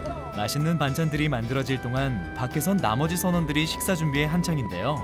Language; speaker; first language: Korean; native; Korean